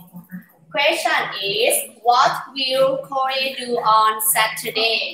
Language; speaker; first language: English; non-native, learner; Thai